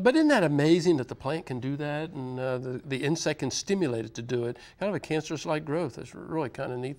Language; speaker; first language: English; native; English